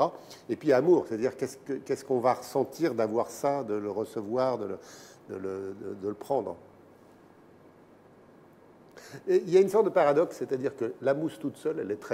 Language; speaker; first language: French; native; French